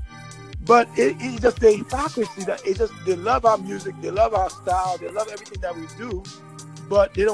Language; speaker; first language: English; early bilingual, other home language; Haitian Creole